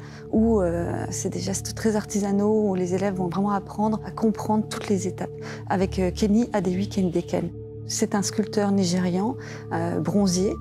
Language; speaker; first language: French; native; French